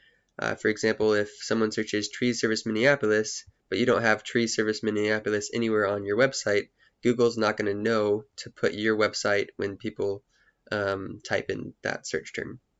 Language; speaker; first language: English; native; English